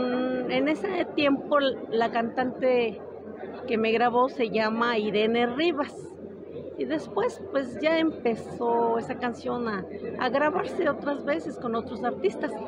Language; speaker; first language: Spanish; native; Spanish